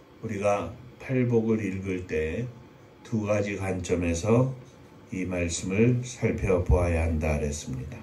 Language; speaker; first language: Korean; native; Korean